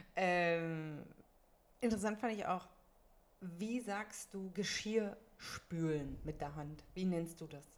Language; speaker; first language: German; native; German